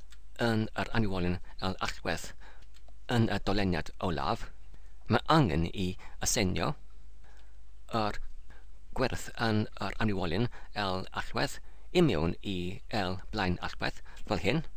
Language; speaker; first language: Welsh; non-native, learner; English